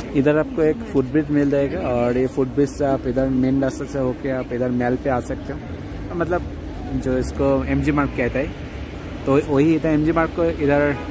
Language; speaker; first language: Hindi; non-native, local second language; Bangla